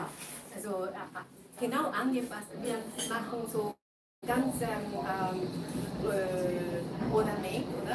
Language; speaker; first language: German; non-native, fluent; Japanese